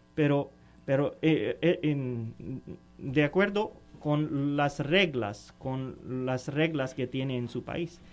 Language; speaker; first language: Spanish; non-native, learner; Urdu